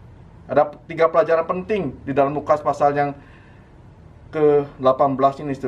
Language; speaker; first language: Indonesian; native; Indonesian